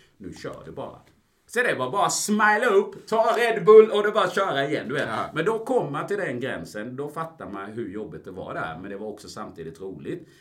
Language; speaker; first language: Swedish; early bilingual, other home language; Spanish